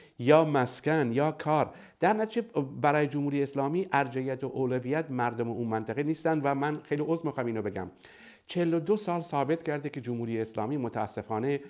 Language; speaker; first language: Persian; non-native, local second language; Baluchi